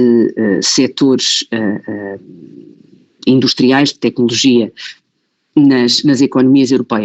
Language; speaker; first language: Portuguese; native; Portuguese